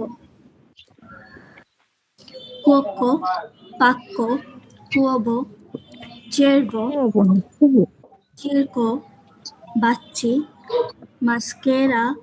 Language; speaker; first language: Italian; non-native, learner; Bangla